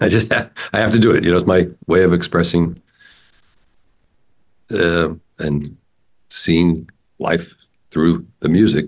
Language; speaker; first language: English; native; English